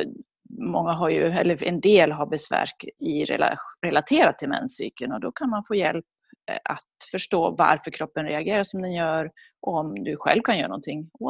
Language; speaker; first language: Swedish; native; Swedish